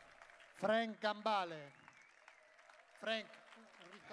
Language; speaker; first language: Italian; native; Italian